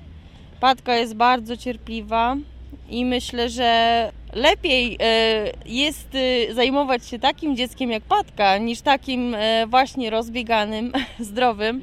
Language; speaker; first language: Polish; native; Polish